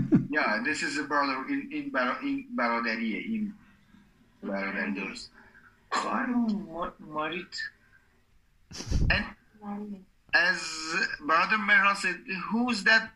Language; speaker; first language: English; non-native, learner; Persian